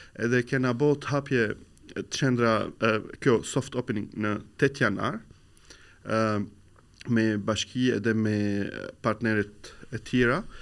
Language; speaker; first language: Albanian; non-native, learner; Arabic